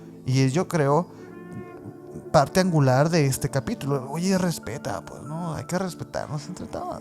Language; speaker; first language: Spanish; native; Spanish